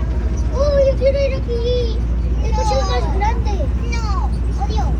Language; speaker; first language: Spanish; early bilingual, other home language; Filipino